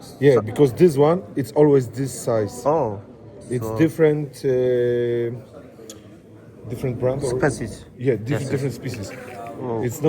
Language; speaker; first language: English; non-native, learner; Polish